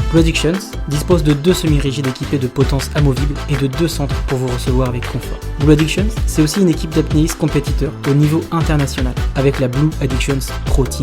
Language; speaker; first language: French; native; French